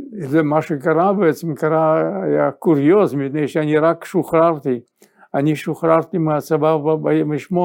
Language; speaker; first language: Hebrew; non-native, fluent; Yiddish